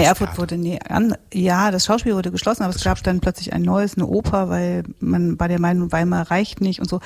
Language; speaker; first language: German; native; German